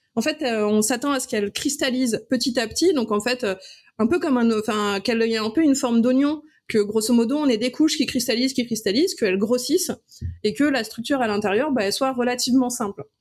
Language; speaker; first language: French; native; French